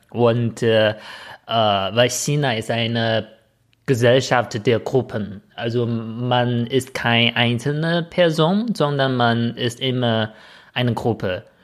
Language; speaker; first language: German; non-native, fluent; Chinese